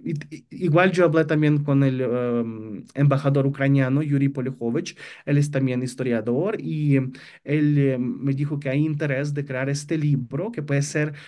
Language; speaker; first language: Spanish; non-native, fluent; Ukrainian